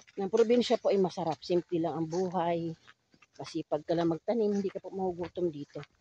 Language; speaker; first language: Filipino; non-native, local second language; Cebuano